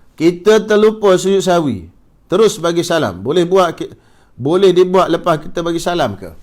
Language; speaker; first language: Malay; native; Malay